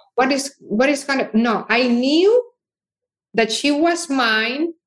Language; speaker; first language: English; non-native, fluent; Catalan